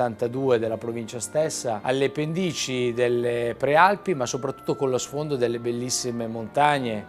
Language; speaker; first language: Italian; native; Italian